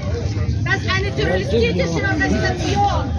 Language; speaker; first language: German; non-native, fluent; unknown